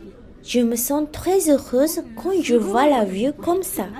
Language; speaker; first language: French; non-native, fluent; Japanese